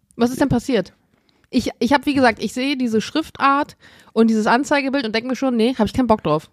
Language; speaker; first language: German; early bilingual, other home language; Vietnamese